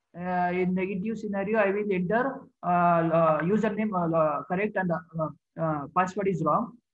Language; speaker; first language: English; non-native, local second language; Kannada